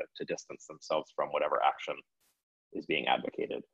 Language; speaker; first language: English; native; English